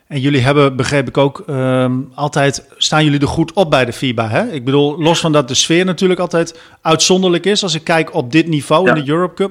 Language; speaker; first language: Dutch; native; Dutch